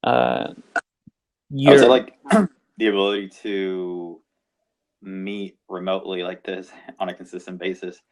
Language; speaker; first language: English; non-native, local second language; Spanish